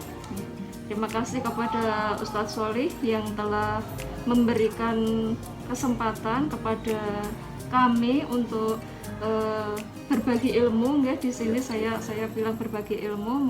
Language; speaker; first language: Indonesian; native; Indonesian